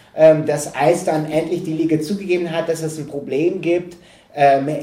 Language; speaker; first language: German; non-native, fluent; English